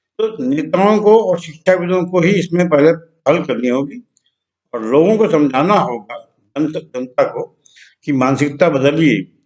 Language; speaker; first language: Hindi; non-native, local second language; Telugu